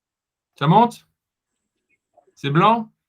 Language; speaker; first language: French; native; French